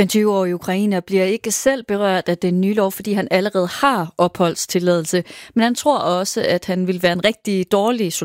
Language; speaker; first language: Danish; native; Danish